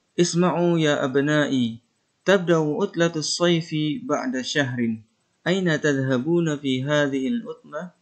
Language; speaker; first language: Arabic; non-native, fluent; Indonesian